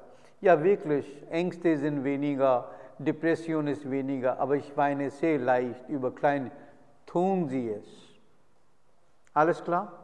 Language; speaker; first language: German; non-native, fluent; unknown